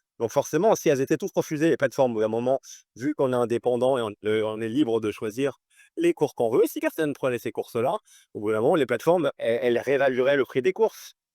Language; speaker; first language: French; native; French